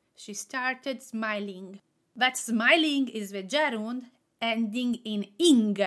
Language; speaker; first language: English; non-native, fluent; Italian